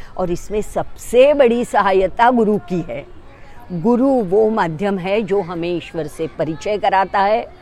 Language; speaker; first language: Hindi; non-native, local second language; Marathi